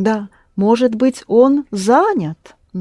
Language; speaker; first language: Russian; non-native, fluent; English